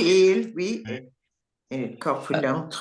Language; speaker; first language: French; non-native, learner; English